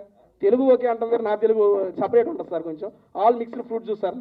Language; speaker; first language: Telugu; native; Telugu